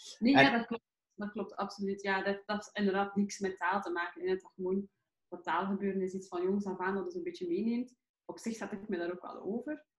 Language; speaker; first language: Dutch; early bilingual, other home language; Arabic